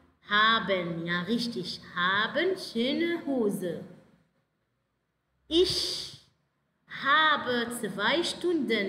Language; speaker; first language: German; non-native, fluent; Arabic